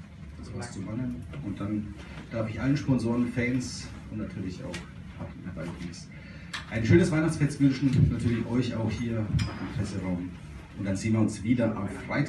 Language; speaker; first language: German; native; German